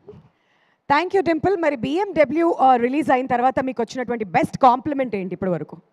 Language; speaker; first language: Telugu; native; Telugu